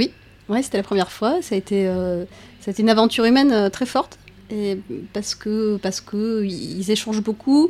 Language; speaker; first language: French; native; French